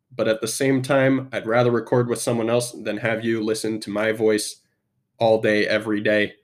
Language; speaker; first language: English; native; English